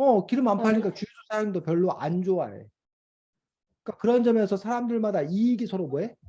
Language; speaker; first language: Korean; native; Korean